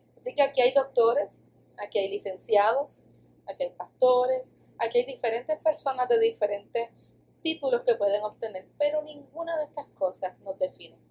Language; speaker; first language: Spanish; native; Spanish